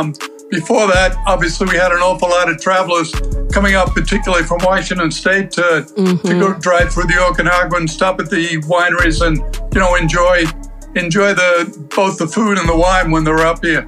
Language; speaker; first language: English; native; English